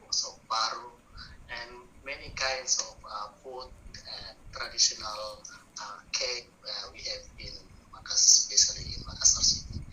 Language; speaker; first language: English; non-native, learner; Buginese